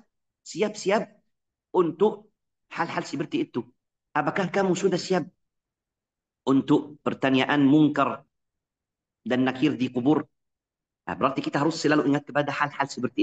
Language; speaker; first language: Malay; non-native, fluent; Arabic